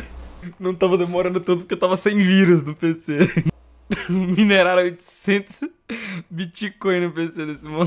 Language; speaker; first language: Portuguese; native; Portuguese